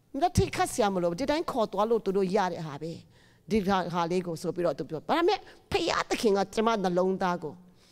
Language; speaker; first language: Burmese; non-native, local second language; Tedim Chin